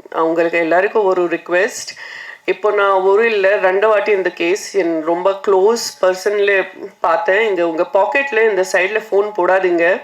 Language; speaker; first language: Tamil; non-native, fluent; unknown